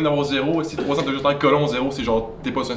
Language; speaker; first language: French; native; French